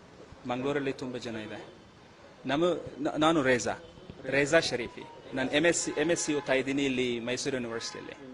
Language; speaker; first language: Kannada; non-native, learner; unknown